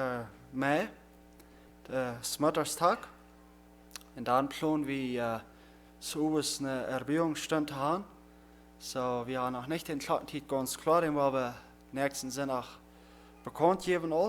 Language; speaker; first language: German; non-native, learner; Plautdietsch